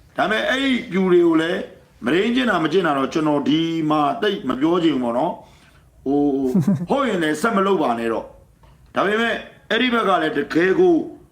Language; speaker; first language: Burmese; native; Burmese